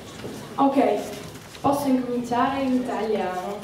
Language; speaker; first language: Italian; early bilingual, heritage; Slovak